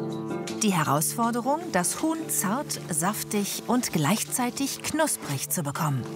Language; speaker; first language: German; native; German